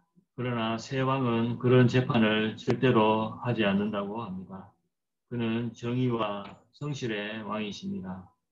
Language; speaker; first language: Korean; native; Korean